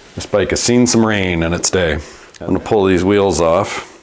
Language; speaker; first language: English; native; English